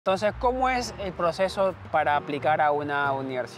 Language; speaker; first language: Spanish; native; Spanish